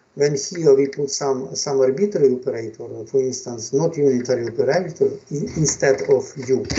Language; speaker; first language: English; non-native, fluent; Ukrainian